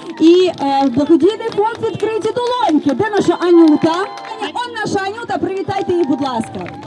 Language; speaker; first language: Ukrainian; native; Ukrainian